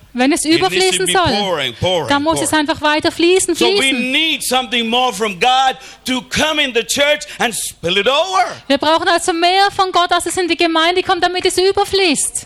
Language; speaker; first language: German; native; German